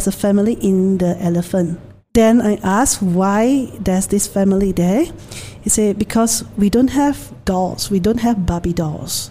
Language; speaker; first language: English; non-native, local second language; Min Nan Chinese